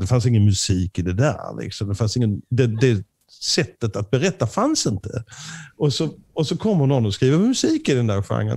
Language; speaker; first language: Swedish; native; Swedish